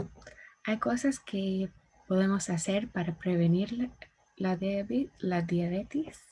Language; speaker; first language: Spanish; non-native, learner; English